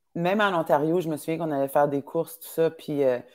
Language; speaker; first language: French; native; French